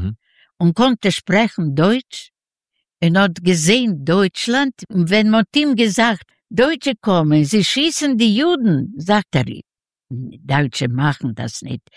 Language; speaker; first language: German; non-native, learner; Yiddish